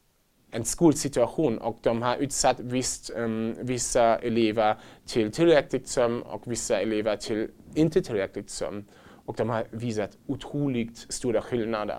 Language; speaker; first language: Swedish; non-native, fluent; German